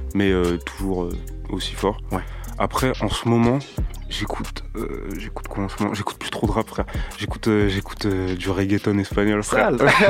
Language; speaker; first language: French; early bilingual, other home language; Romanian